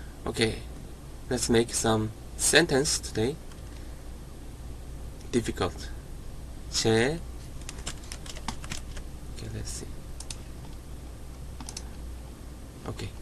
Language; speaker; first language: English; non-native, learner; Korean